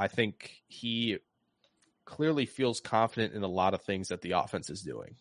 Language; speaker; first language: English; native; English